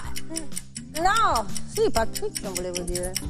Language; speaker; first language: Italian; native; Italian